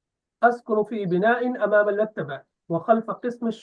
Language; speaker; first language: Arabic; non-native, fluent; Urdu